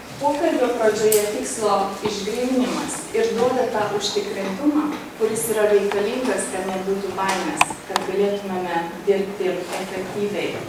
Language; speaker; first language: Lithuanian; non-native, fluent; Hungarian